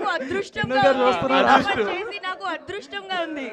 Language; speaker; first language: Telugu; non-native, learner; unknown